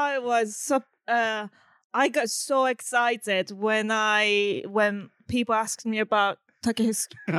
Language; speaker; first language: English; non-native, fluent; Japanese